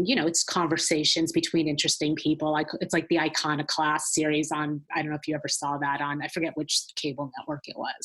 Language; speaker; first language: English; native; English